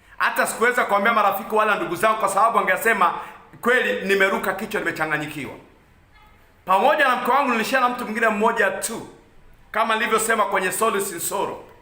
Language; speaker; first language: Swahili; non-native, local second language; Kikuyu